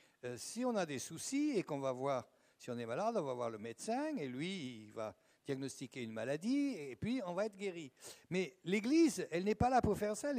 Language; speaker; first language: French; native; French